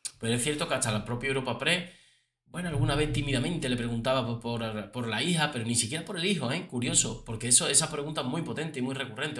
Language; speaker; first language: Spanish; native; Spanish